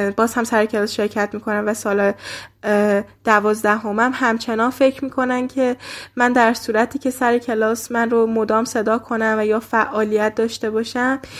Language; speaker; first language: Persian; native; Persian